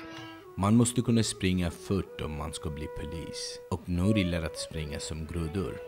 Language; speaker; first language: Swedish; non-native, fluent; Bangla